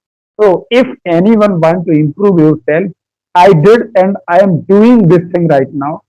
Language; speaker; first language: English; non-native, learner; Hindi